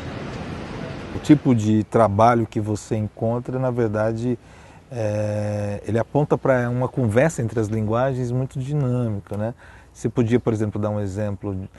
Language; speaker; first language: Portuguese; native; Portuguese